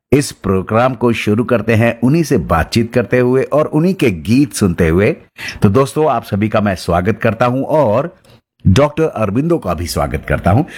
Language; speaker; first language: Hindi; native; Hindi